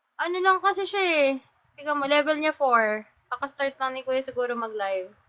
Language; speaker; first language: Filipino; native; Filipino